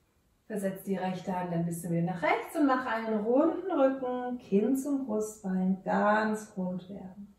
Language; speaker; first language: German; native; German